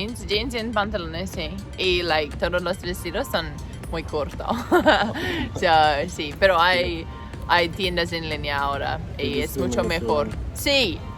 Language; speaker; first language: Spanish; non-native, learner; English